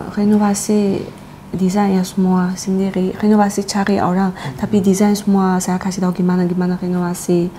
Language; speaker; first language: Indonesian; non-native, learner; Chinese